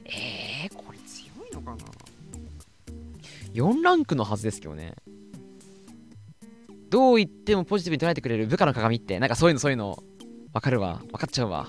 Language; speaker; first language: Japanese; native; Japanese